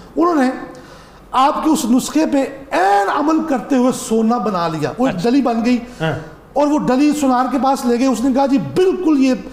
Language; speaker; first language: Urdu; non-native, local second language; Punjabi